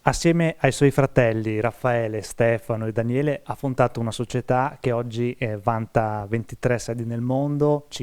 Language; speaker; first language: Italian; native; Italian